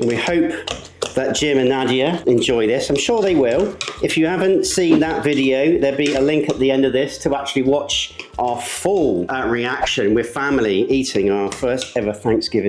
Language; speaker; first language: English; native; English